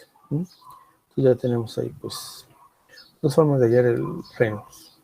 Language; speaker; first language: Spanish; native; Spanish